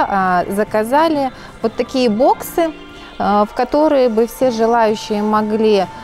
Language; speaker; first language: Russian; native; Russian